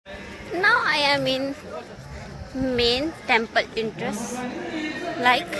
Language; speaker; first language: English; non-native, learner; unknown